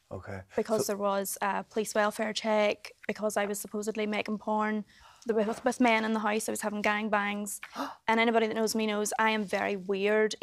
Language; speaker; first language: English; native; English